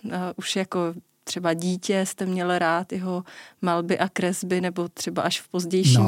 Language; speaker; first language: Czech; native; Czech